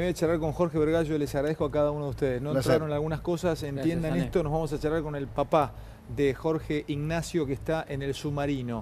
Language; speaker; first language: Spanish; native; Spanish